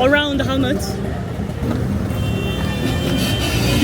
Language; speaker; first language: English; non-native, learner; Korean